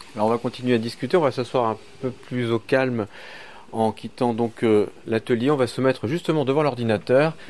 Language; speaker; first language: French; native; French